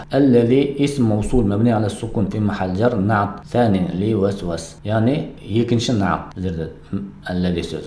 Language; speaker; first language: Arabic; non-native, fluent; Kazakh